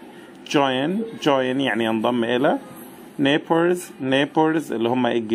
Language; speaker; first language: Arabic; native; Arabic